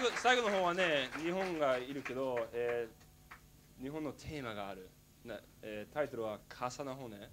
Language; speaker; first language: Japanese; non-native, learner; English